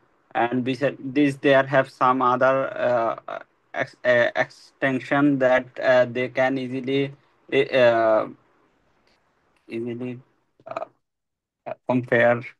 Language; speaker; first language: English; non-native, learner; Bangla